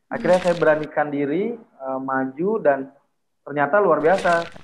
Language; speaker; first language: Indonesian; native; Indonesian